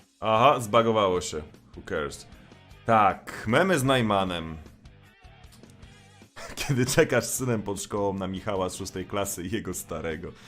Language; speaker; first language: Polish; native; Polish